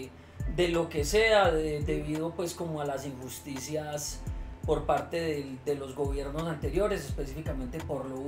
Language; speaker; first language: Spanish; native; Spanish